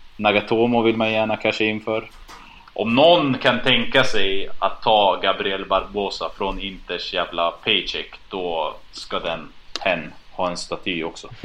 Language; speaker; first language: Swedish; early bilingual, other home language; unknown